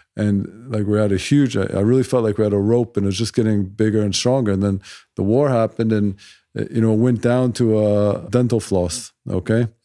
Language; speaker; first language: English; native; English